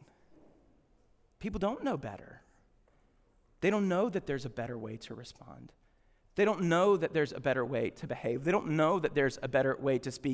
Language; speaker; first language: English; native; English